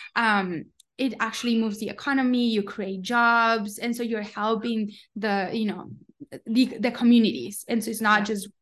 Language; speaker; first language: English; non-native, fluent; Spanish